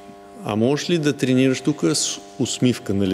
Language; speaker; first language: Bulgarian; non-native, learner; Russian